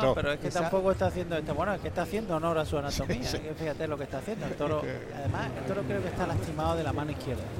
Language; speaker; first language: Spanish; native; Spanish